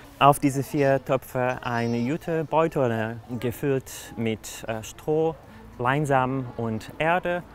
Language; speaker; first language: German; non-native, fluent; Portuguese